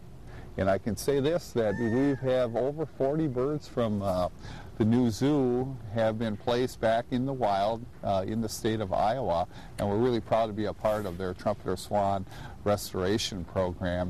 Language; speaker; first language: English; native; English